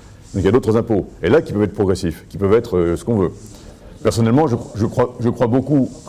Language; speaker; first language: French; native; French